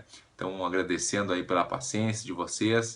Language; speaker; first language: Portuguese; native; Portuguese